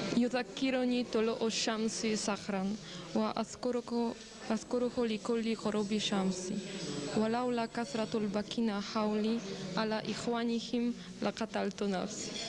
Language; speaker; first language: Arabic; non-native, fluent; Polish